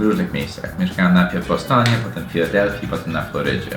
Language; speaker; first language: Polish; non-native, fluent; English